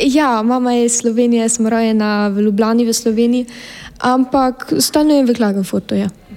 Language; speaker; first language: Slovenian; early bilingual, heritage; German